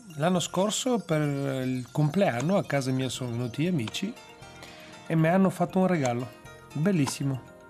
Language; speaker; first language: Italian; non-native, fluent; Bulgarian